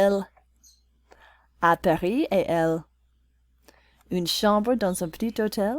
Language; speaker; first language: French; non-native, fluent; English